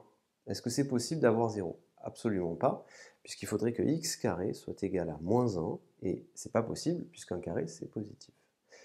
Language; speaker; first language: French; native; French